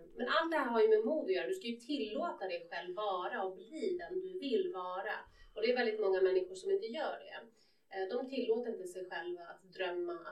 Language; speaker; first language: Swedish; early bilingual, other home language; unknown